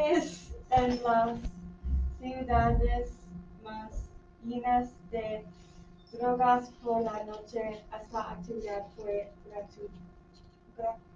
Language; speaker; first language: Spanish; non-native, learner; English